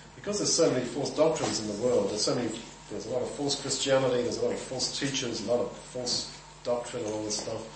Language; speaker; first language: English; native; English